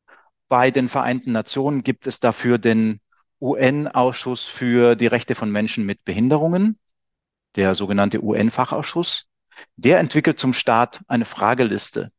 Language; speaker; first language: German; native; German